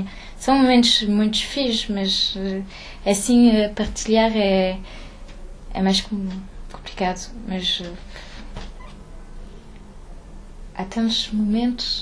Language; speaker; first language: Portuguese; early bilingual, heritage; French